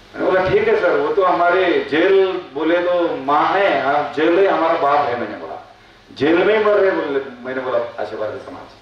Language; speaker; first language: Hindi; non-native, local second language; Marathi